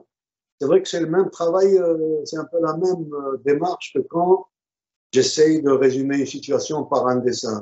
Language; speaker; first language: French; non-native, local second language; Arabic